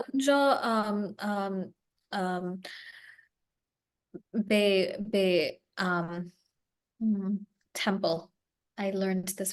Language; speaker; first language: Persian; non-native, learner; English